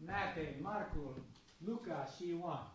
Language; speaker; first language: Romanian; non-native, learner; English